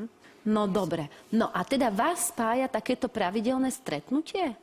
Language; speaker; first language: Slovak; native; Slovak